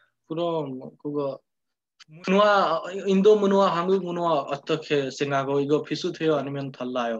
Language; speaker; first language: Korean; non-native, learner; Hindi